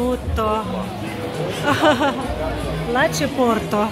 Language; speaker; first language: Italian; non-native, learner; Russian